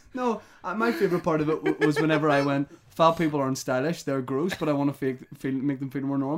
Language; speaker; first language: English; native; English